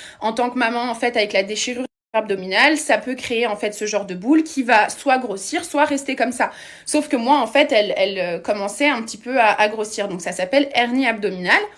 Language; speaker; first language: French; native; French